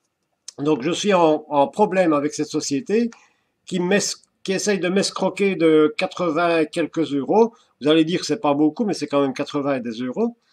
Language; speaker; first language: French; native; French